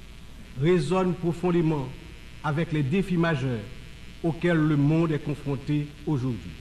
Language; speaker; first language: French; non-native, local second language; Haitian Creole